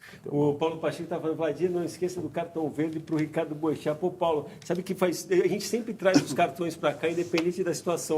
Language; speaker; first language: Portuguese; native; Portuguese